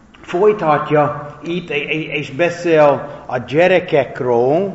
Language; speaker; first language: Hungarian; non-native, fluent; English